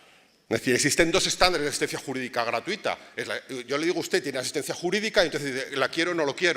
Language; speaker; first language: Spanish; native; Spanish